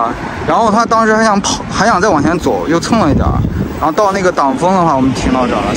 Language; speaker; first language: Chinese; native; Chinese